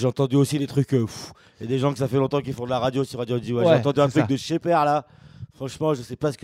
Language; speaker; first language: French; native; French